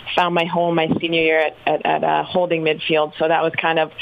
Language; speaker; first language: English; native; English